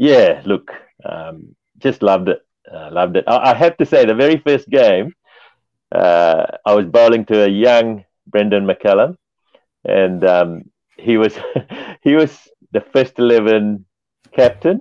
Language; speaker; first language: English; non-native, local second language; Tamil